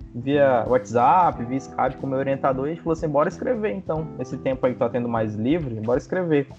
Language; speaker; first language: Portuguese; native; Portuguese